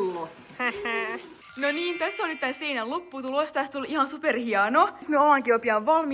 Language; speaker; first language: Finnish; native; Finnish